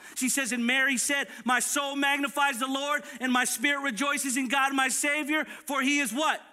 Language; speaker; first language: English; early bilingual, other home language; Filipino